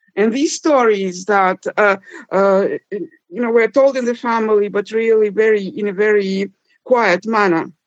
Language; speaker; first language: English; non-native, fluent; German